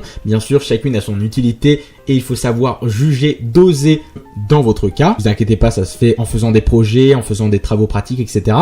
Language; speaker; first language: French; native; French